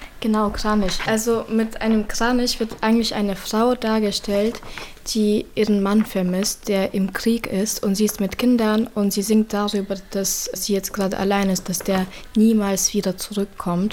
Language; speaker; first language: German; non-native, fluent; Ukrainian